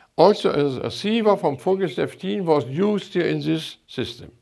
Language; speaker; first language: English; non-native, learner; German